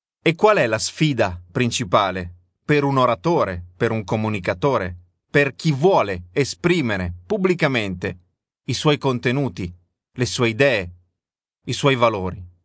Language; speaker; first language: Italian; native; Italian